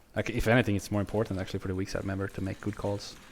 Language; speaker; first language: English; non-native, fluent; Swedish